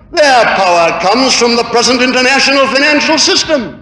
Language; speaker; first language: English; native; English